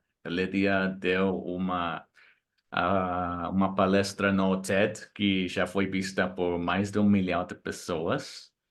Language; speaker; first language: Portuguese; non-native, fluent; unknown